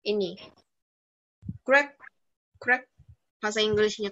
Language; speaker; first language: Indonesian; non-native, learner; Korean